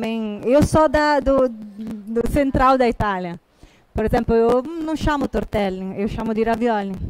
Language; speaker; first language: Portuguese; non-native, fluent; Italian